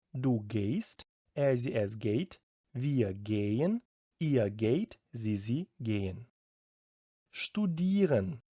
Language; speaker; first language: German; non-native, fluent; Ukrainian